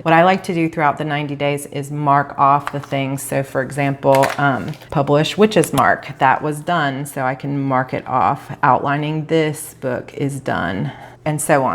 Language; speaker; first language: English; native; English